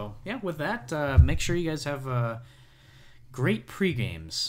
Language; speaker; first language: English; native; English